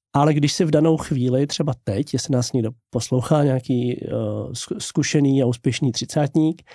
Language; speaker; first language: Czech; native; Czech